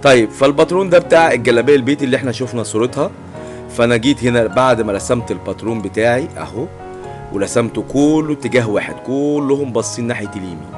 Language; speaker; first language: Arabic; native; Arabic